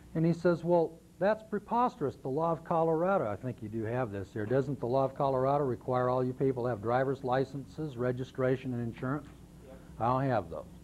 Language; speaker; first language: English; native; English